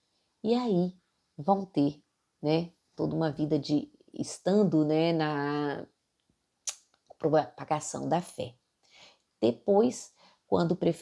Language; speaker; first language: Portuguese; native; Portuguese